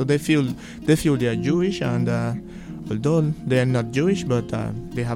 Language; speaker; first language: English; non-native, local second language; Igbo